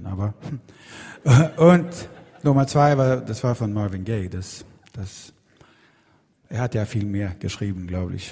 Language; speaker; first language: German; non-native, fluent; Swedish